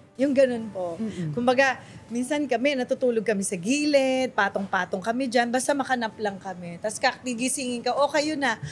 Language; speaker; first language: Filipino; native; Filipino